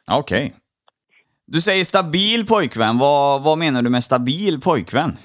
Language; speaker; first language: Swedish; native; Swedish